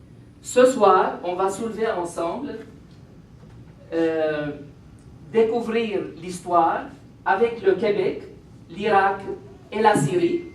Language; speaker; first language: French; non-native, fluent; Arabic